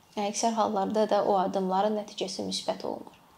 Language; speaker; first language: Azerbaijani; native; Azerbaijani